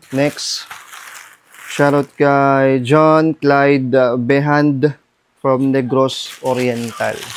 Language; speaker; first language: Filipino; non-native, local second language; Iloko